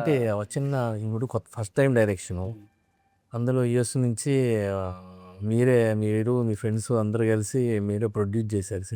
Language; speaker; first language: Telugu; native; Telugu